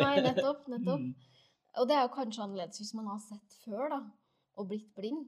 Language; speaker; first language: Norwegian; native; Norwegian